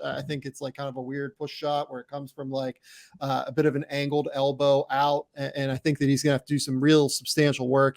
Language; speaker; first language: English; native; English